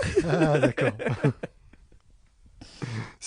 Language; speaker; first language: French; native; French